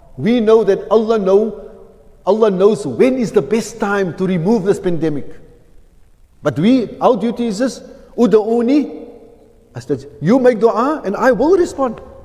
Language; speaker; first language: English; native; English